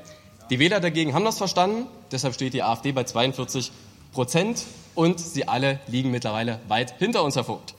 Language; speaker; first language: German; native; German